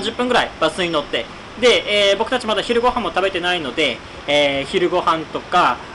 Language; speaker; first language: Japanese; native; Japanese